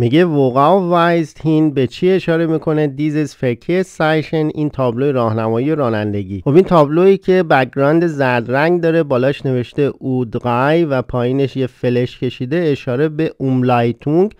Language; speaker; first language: Persian; native; Persian